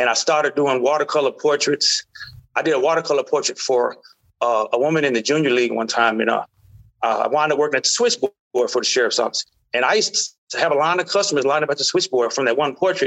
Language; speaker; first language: English; native; English